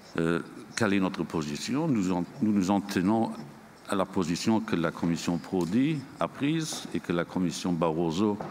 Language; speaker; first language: French; non-native, local second language; Luxembourgish